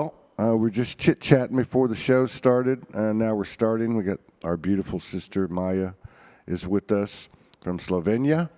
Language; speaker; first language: English; native; English